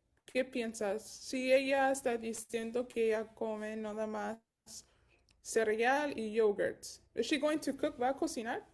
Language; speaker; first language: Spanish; early bilingual, heritage; Spanish